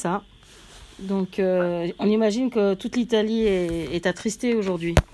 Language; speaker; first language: French; native; French